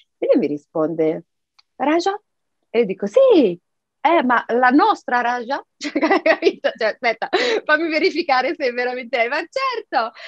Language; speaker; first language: Italian; early bilingual, other home language; Arabic